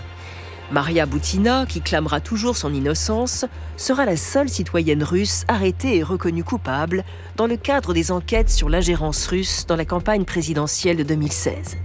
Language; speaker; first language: French; native; French